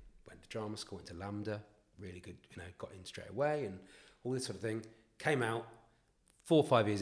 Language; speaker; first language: English; native; English